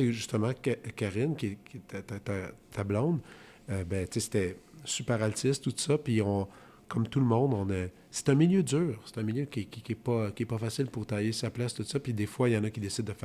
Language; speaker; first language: French; native; French